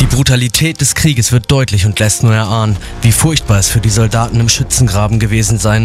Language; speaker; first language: German; native; German